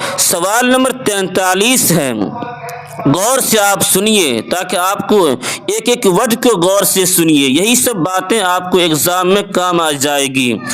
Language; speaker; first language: Urdu; native; Urdu